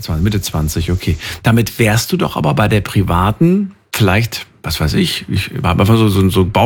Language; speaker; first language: German; native; German